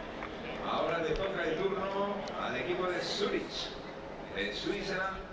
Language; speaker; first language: Spanish; native; Spanish